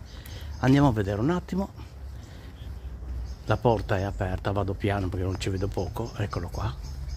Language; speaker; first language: Italian; native; Italian